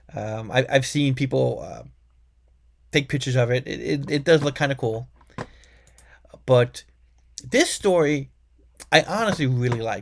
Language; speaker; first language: English; native; English